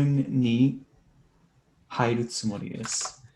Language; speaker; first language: Japanese; non-native, learner; English